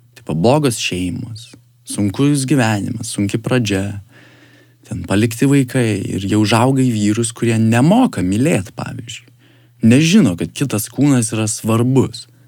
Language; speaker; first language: Lithuanian; native; Lithuanian